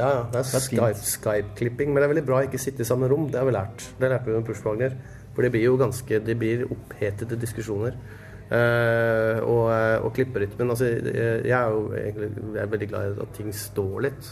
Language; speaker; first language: Norwegian; native; Norwegian